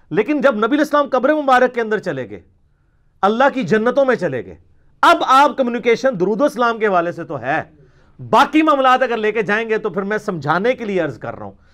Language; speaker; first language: Urdu; non-native, local second language; Punjabi